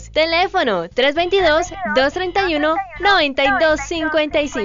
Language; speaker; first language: Spanish; native; Spanish